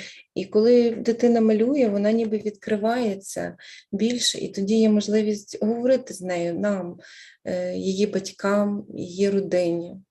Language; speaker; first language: Ukrainian; native; Ukrainian